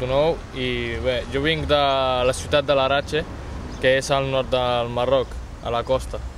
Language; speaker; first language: Catalan; early bilingual, other home language; Arabic